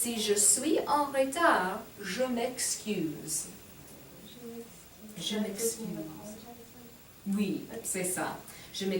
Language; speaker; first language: French; non-native, fluent; English